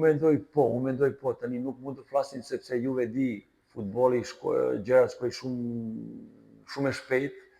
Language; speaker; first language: Albanian; non-native, fluent; Serbian